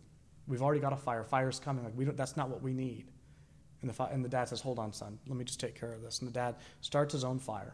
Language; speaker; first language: English; native; English